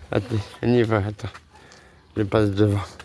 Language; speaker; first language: French; native; French